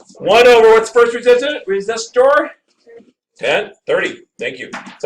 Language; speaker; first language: English; native; English